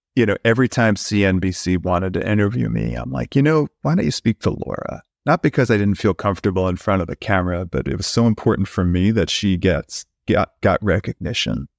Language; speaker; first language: English; native; English